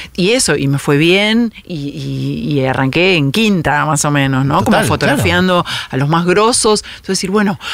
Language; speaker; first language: Spanish; native; Spanish